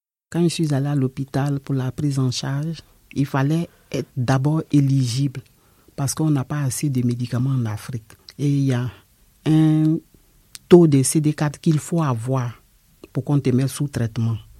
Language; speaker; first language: French; non-native, local second language; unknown